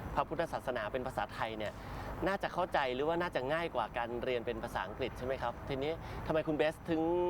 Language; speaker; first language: Thai; native; Thai